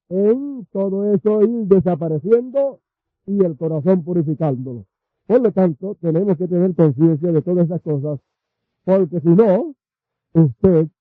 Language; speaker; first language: Spanish; native; Spanish